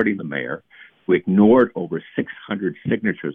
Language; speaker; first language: English; native; English